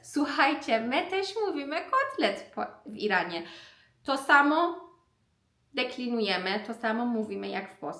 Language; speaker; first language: Polish; non-native, learner; Persian